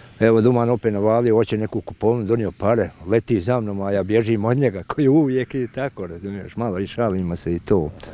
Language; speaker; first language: Serbian; native; Serbian